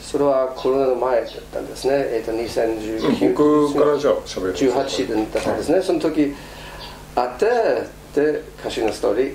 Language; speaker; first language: Japanese; non-native, fluent; German